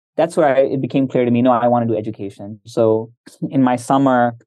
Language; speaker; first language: English; early bilingual, other home language; Hindi